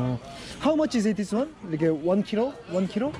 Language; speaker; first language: English; non-native, learner; Korean